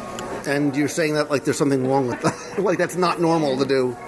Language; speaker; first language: English; native; English